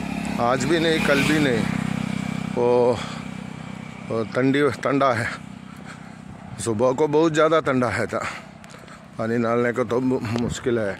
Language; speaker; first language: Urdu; non-native, learner; Malayalam